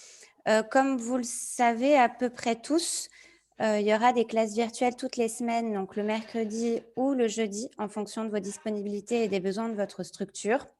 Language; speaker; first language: French; native; French